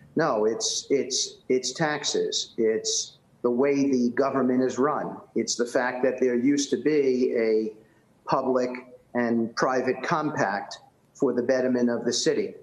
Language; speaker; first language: English; native; English